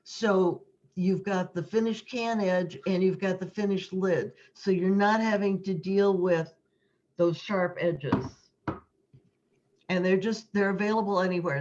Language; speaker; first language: English; native; English